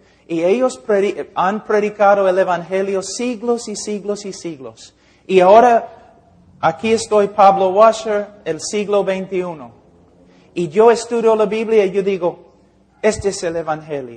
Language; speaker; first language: Spanish; non-native, fluent; English